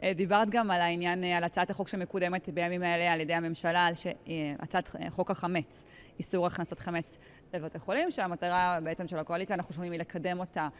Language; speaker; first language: Hebrew; native; Hebrew